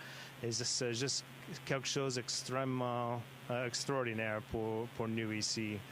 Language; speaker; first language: French; non-native, fluent; English